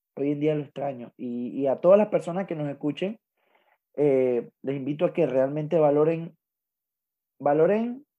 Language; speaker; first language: Spanish; native; Spanish